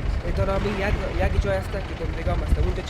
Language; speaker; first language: Persian; non-native, local second language; Punjabi